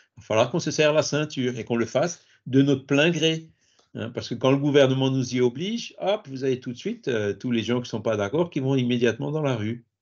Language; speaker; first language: French; native; French